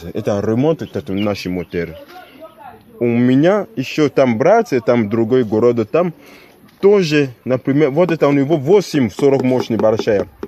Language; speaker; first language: Russian; non-native, learner; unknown